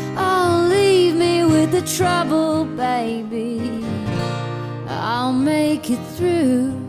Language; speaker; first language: English; native; English